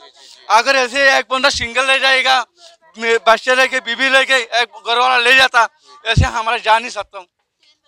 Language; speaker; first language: Hindi; non-native, learner; Rohingya